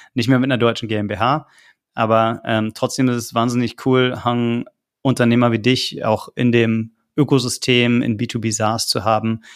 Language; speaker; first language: German; native; German